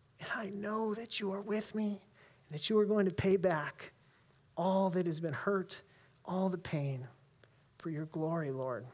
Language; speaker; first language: English; native; English